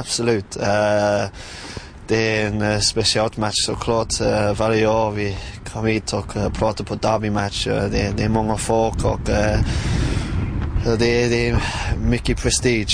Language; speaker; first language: Swedish; non-native, fluent; English